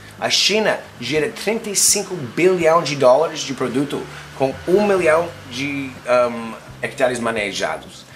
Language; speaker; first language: Portuguese; non-native, fluent; English